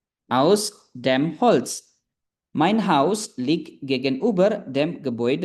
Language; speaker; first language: German; non-native, fluent; Indonesian